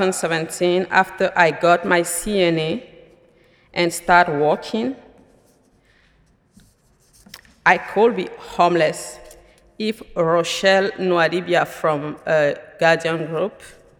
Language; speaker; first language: English; non-native, local second language; French